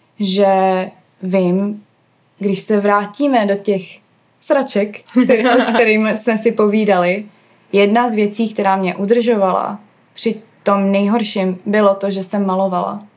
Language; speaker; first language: Czech; early bilingual, other home language; English